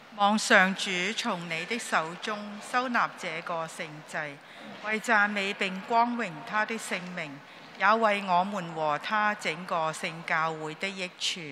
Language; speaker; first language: Chinese; non-native, local second language; Cantonese